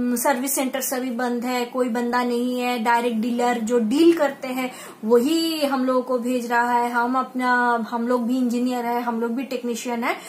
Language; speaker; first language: Hindi; non-native, local second language; Bangla